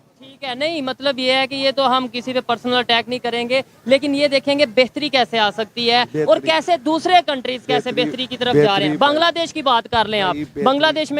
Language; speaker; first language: Urdu; native; Urdu